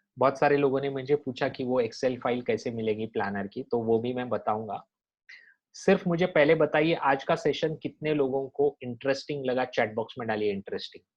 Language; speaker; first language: Hindi; non-native, local second language; Marathi